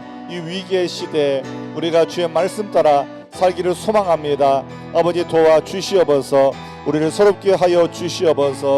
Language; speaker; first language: Korean; native; Korean